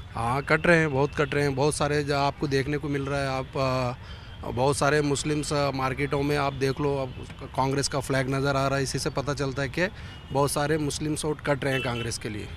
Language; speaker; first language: Hindi; native; Hindi